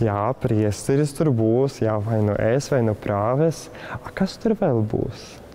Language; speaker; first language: Latvian; non-native, fluent; Russian